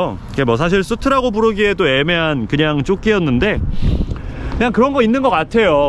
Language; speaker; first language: Korean; native; Korean